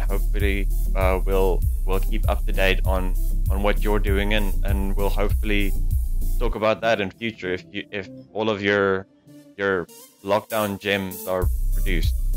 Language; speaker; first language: English; non-native, local second language; Afrikaans